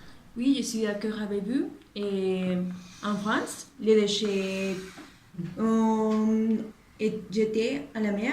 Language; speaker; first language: French; non-native, learner; Spanish